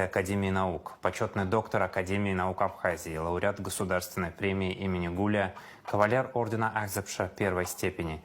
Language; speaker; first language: Russian; native; Russian